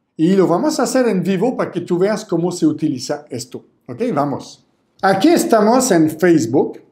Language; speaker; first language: Spanish; non-native, fluent; French